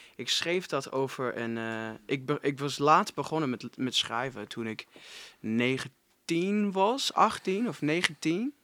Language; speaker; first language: Dutch; non-native, fluent; English